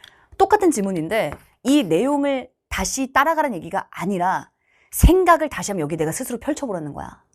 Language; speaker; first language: Korean; native; Korean